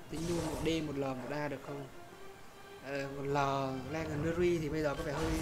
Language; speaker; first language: Vietnamese; native; Vietnamese